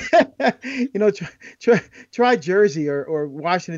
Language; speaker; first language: English; native; English